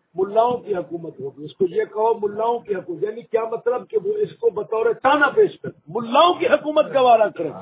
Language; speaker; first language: Urdu; native; Urdu